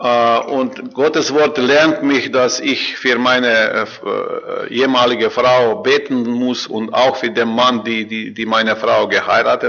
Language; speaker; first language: German; non-native, learner; Croatian